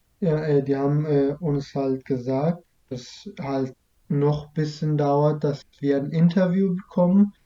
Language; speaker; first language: German; early bilingual, other home language; Kurdish